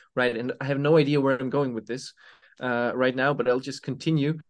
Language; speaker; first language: English; non-native, fluent; Serbian